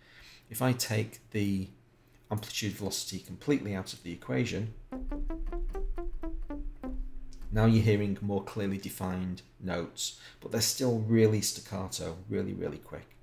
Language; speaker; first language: English; native; English